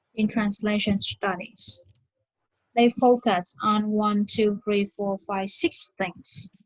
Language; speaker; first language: English; non-native, fluent; Vietnamese